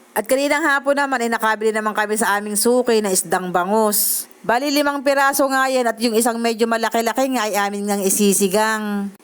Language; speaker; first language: Filipino; native; Filipino